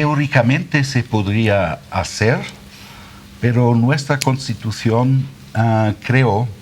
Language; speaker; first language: Spanish; non-native, fluent; German